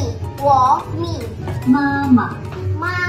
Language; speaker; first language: Chinese; non-native, learner; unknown